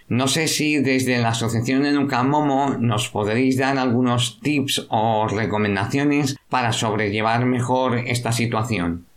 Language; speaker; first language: Spanish; native; Spanish